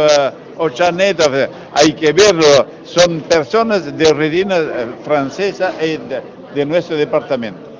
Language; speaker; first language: Spanish; non-native, learner; French